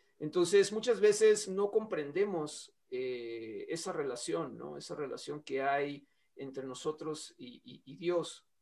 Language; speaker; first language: Spanish; native; Spanish